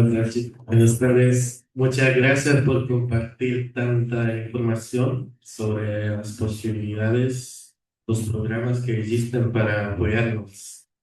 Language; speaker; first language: Spanish; non-native, fluent; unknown